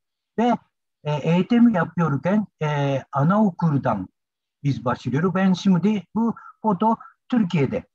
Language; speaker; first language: Turkish; non-native, learner; Japanese